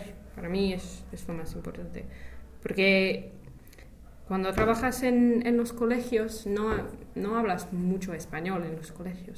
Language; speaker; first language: Spanish; non-native, fluent; English